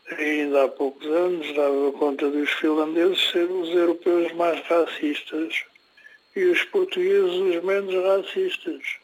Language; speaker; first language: Portuguese; native; Portuguese